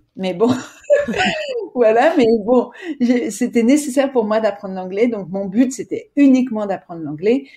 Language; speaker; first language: French; native; French